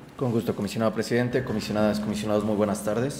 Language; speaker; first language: Spanish; native; Spanish